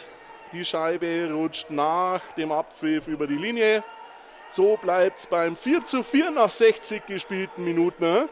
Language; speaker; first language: German; native; German